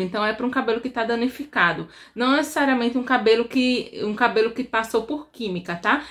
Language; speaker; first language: Portuguese; native; Portuguese